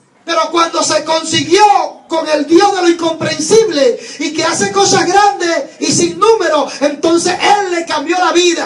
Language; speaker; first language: Spanish; native; Spanish